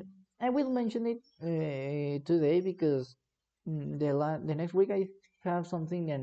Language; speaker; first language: English; non-native, learner; Spanish